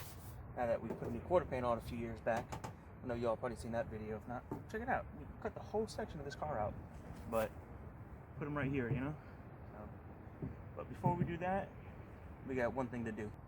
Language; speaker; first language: English; native; English